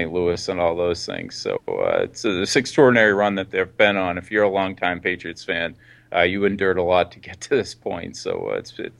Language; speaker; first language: English; native; English